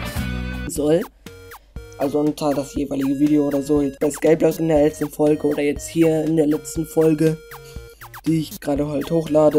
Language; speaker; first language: German; native; German